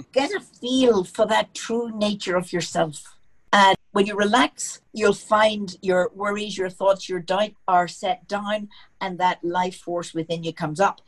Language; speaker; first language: English; native; English